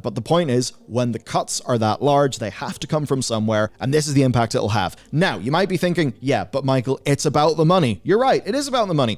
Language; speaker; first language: English; native; English